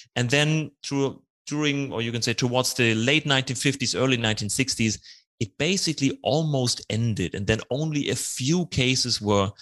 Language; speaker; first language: English; non-native, fluent; German